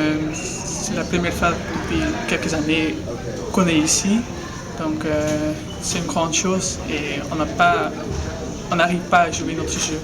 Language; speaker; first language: French; non-native, local second language; Dutch